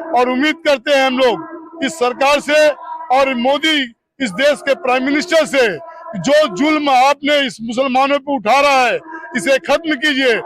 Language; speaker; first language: Urdu; native; Urdu